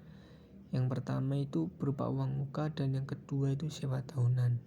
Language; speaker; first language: Indonesian; native; Indonesian